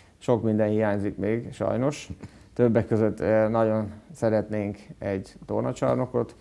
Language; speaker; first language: Hungarian; native; Hungarian